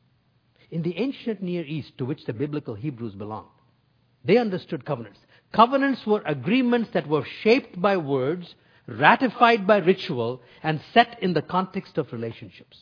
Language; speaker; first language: English; non-native, local second language; Tamil